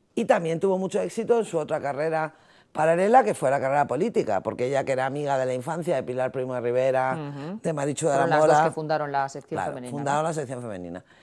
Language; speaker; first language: Spanish; native; Spanish